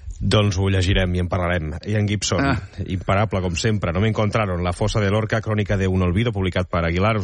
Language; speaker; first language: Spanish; non-native, local second language; Catalan